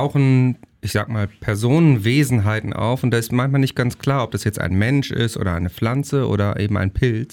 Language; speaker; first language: German; native; German